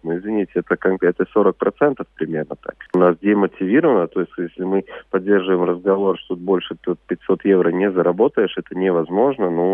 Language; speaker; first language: Russian; native; Russian